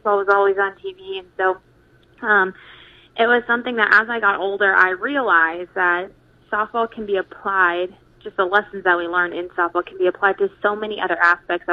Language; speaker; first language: English; native; English